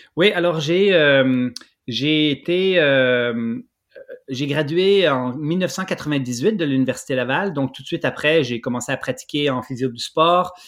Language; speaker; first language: French; native; French